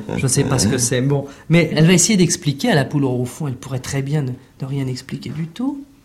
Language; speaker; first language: French; native; French